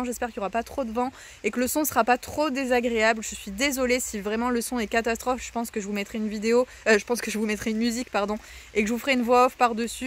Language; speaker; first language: French; native; French